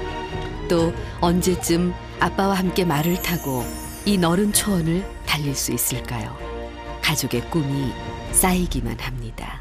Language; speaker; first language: Korean; native; Korean